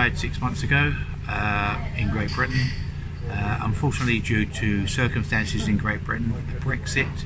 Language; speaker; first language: English; native; English